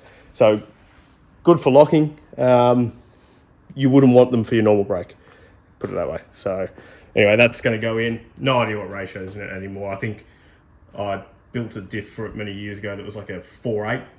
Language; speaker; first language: English; native; English